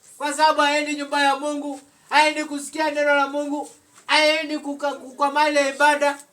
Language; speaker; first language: Swahili; non-native, local second language; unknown